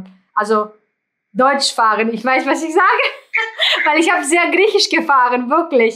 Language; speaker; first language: German; non-native, fluent; Greek